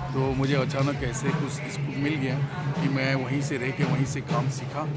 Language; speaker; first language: Hindi; non-native, local second language; Assamese